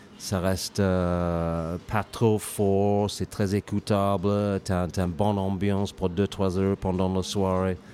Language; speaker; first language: French; non-native, fluent; English